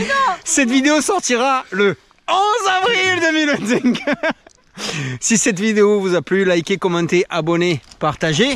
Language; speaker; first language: French; native; French